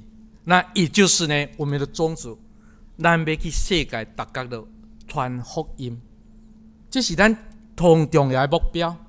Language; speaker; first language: Chinese; non-native, local second language; Min Nan Chinese